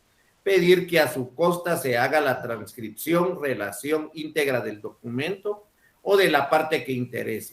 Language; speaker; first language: Spanish; native; Spanish